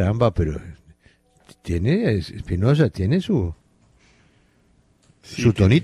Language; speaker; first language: Spanish; native; Spanish